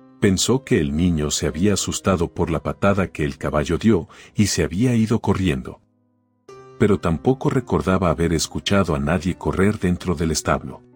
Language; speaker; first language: Spanish; native; Spanish